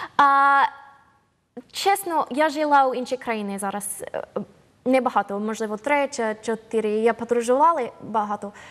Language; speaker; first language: Ukrainian; non-native, learner; English